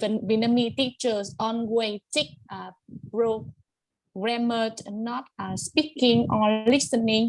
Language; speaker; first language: English; non-native, learner; Vietnamese